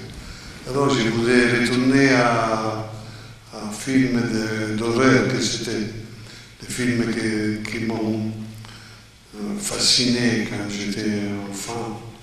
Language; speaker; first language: French; non-native, fluent; Italian